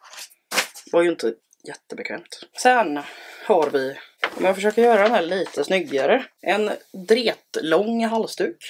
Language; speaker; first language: Swedish; native; Swedish